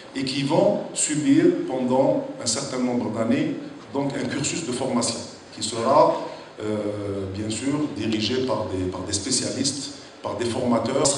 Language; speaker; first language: French; non-native, local second language; Arabic